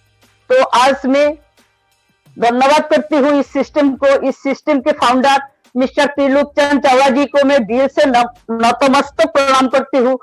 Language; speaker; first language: Hindi; non-native, local second language; Bangla